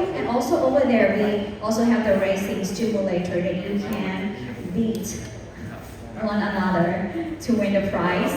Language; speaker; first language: English; non-native, fluent; Thai